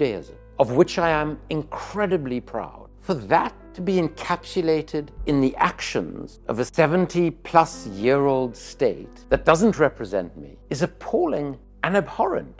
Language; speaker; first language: English; native; English